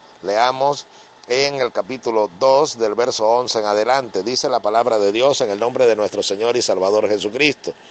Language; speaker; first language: Spanish; native; Spanish